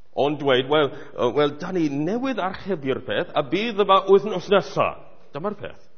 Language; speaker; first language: Welsh; non-native, fluent; English